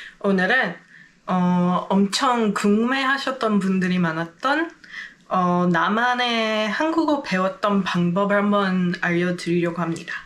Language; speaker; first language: Korean; non-native, fluent; English